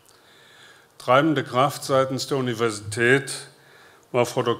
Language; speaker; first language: German; native; German